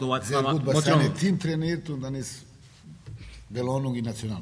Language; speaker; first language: German; non-native, learner; Serbian